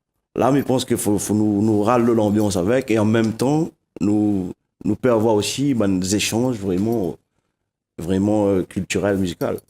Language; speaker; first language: French; non-native, local second language; Réunion Creole French